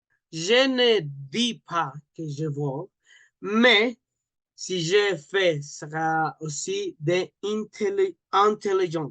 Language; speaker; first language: French; non-native, learner; Spanish